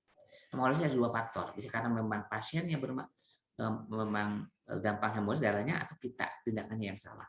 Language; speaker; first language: Indonesian; native; Indonesian